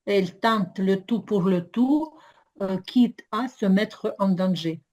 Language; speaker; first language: French; non-native, learner; Ukrainian